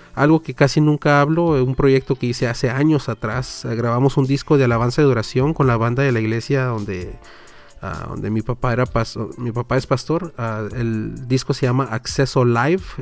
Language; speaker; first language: Spanish; early bilingual, heritage; Spanish